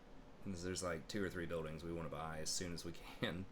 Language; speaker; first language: English; native; English